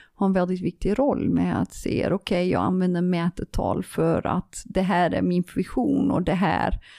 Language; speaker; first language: Swedish; non-native, fluent; Dutch